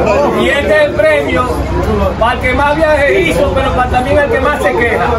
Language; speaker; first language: Spanish; native; Spanish